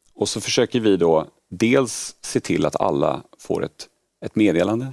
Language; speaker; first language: Swedish; early bilingual, other home language; Polish